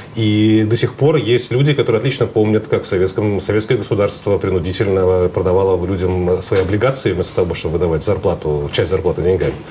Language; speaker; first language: Russian; native; Russian